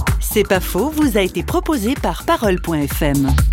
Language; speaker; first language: French; native; French